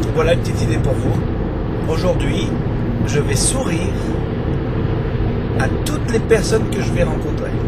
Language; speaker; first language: French; native; French